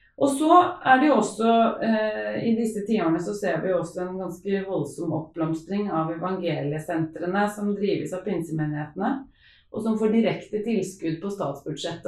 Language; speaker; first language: Norwegian; native; Norwegian